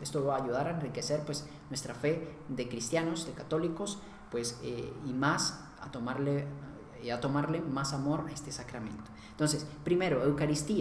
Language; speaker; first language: Spanish; native; Spanish